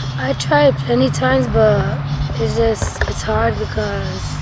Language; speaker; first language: English; non-native, fluent; Spanish